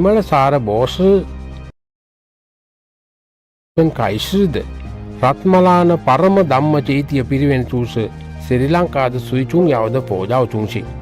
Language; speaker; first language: Chinese; non-native, learner; Sinhala